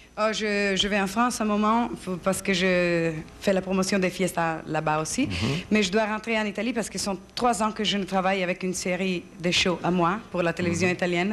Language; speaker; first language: French; non-native, fluent; Italian